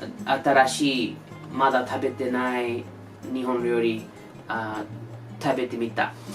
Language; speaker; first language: Japanese; non-native, learner; English